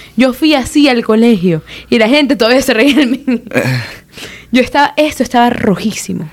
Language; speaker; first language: Spanish; native; Spanish